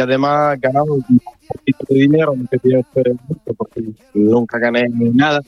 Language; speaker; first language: Spanish; non-native, fluent; Italian